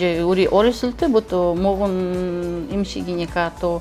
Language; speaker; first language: Korean; non-native, learner; Russian